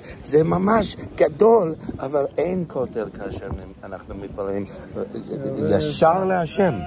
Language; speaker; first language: Hebrew; non-native, learner; English